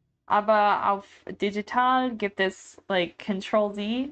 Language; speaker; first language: German; non-native, learner; English